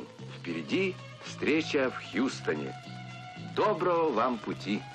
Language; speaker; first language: Russian; native; Russian